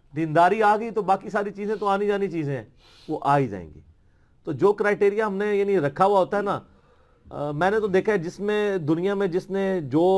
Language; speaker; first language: Urdu; non-native, local second language; Punjabi